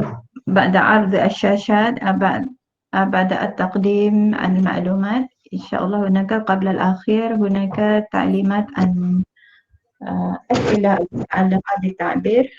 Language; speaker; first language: Arabic; non-native, fluent; Malay